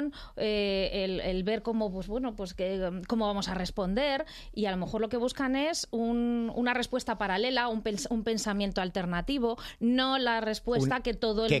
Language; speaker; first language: Spanish; native; Spanish